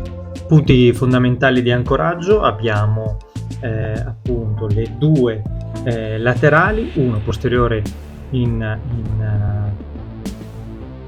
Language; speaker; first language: Italian; native; Italian